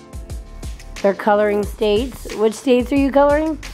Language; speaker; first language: English; native; English